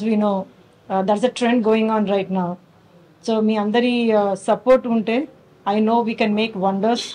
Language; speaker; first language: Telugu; early bilingual, heritage; Telugu